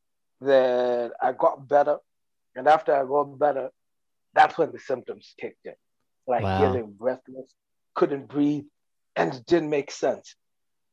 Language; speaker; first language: English; non-native, local second language; Nyanja